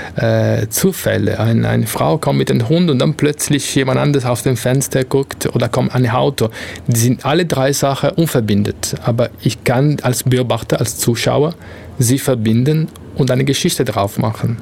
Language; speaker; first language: German; non-native, fluent; Italian